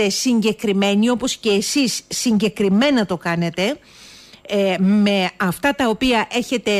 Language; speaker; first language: Greek; native; Greek